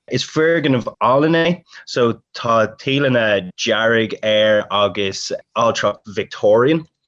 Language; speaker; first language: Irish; non-native, local second language; English